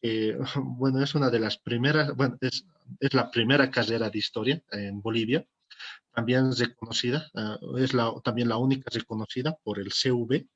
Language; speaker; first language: Spanish; native; Spanish